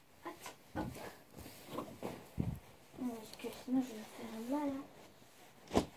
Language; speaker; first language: French; native; French